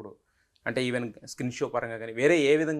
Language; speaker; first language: Telugu; native; Telugu